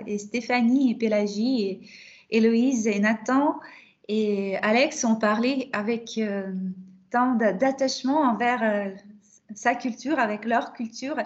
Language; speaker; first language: French; non-native, fluent; Russian